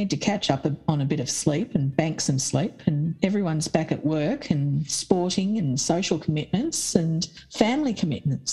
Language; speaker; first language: English; native; English